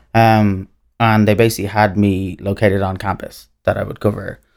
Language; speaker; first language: English; native; English